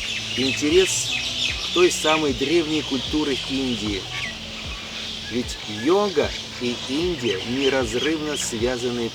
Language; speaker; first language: Russian; native; Russian